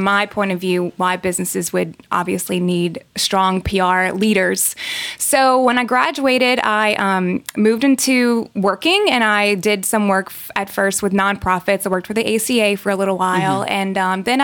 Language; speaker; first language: English; native; English